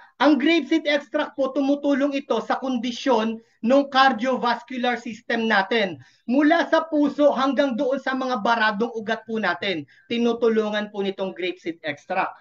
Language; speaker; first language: Filipino; non-native, local second language; Masbatenyo